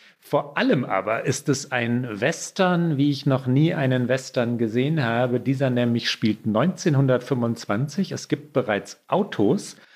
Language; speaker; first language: German; native; German